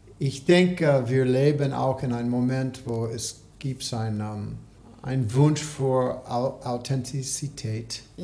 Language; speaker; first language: German; non-native, learner; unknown